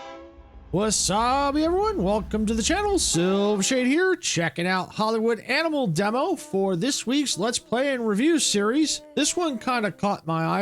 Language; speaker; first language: English; native; English